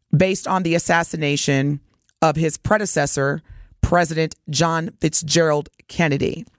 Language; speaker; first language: English; native; English